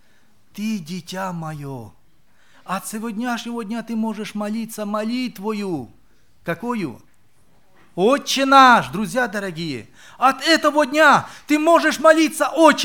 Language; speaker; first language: Russian; non-native, local second language; Romany